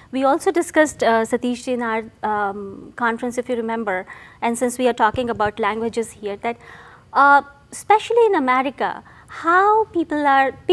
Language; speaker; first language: English; non-native, local second language; Hindi